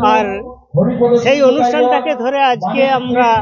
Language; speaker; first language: Bangla; non-native, local second language; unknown